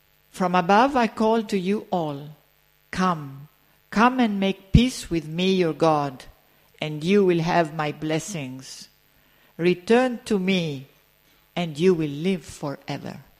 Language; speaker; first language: English; early bilingual, other home language; Greek